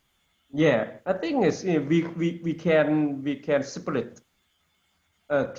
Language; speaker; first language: English; non-native, learner; Lao